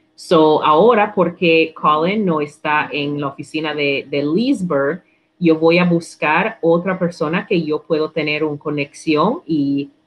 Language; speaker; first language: Spanish; non-native, learner; English